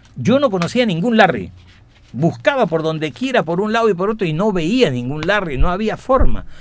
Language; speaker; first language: Spanish; native; Spanish